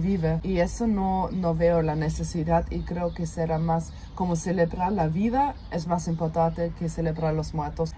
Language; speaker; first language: Spanish; non-native, fluent; German